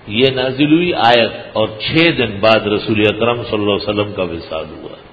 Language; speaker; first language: Urdu; non-native, local second language; Pashto